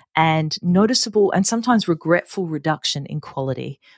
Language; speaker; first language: English; native; English